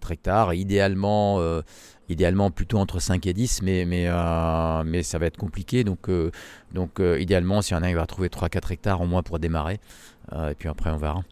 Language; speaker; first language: French; non-native, local second language; Arabic